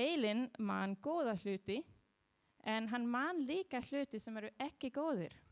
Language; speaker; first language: Icelandic; non-native, learner; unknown